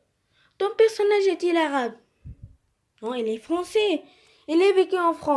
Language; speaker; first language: French; non-native, learner; Arabic